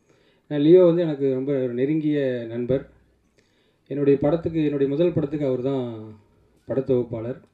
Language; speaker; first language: Tamil; native; Tamil